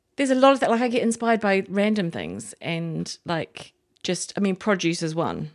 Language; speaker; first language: English; native; English